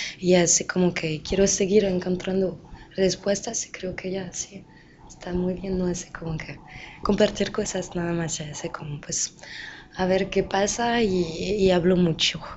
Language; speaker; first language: Spanish; non-native, fluent; French